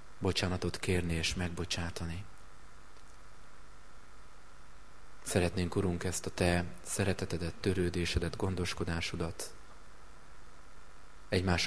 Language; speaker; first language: Hungarian; native; Hungarian